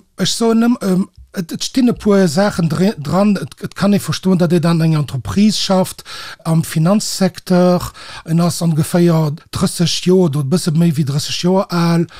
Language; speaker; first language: Luxembourgish; early bilingual, other home language; Portuguese